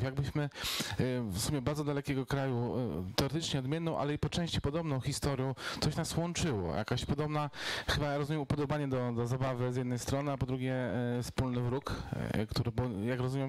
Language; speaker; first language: Polish; native; Polish